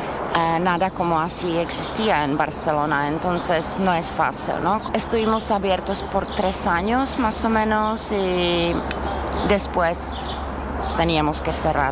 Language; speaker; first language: Spanish; non-native, learner; Czech